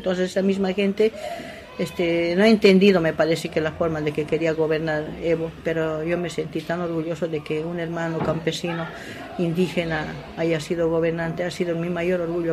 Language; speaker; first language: Spanish; non-native, local second language; Aymara